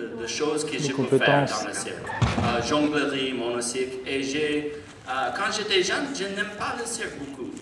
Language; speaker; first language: French; non-native, learner; English